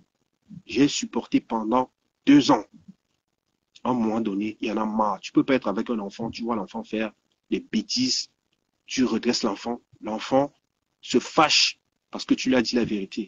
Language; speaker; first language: French; native; French